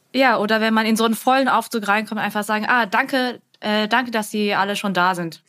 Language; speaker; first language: German; early bilingual, other home language; Vietnamese